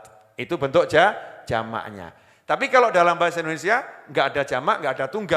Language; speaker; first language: Indonesian; native; Indonesian